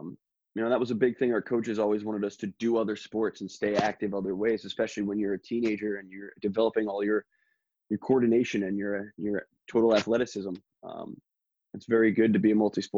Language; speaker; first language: English; native; English